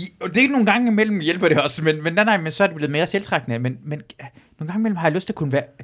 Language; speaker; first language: Danish; early bilingual, other home language; Persian